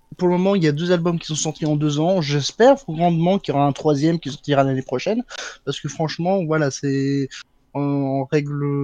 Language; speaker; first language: French; native; French